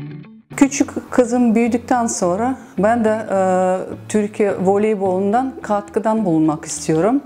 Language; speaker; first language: Turkish; non-native, fluent; Russian